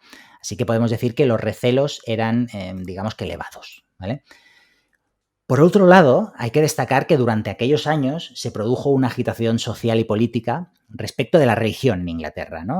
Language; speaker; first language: Spanish; native; Spanish